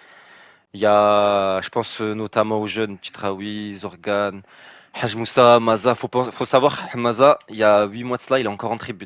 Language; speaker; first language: French; native; French